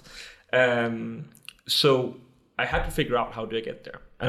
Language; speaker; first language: English; non-native, fluent; Danish